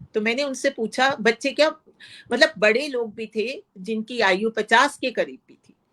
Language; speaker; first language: Hindi; non-native, local second language; Punjabi